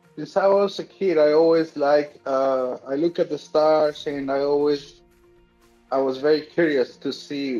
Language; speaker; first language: English; native; English